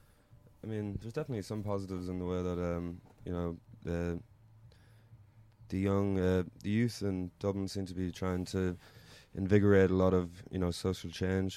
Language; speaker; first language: English; native; English